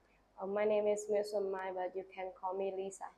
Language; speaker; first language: English; non-native, learner; Vietnamese